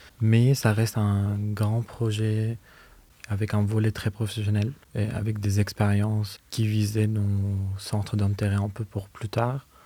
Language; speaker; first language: French; non-native, fluent; Arabic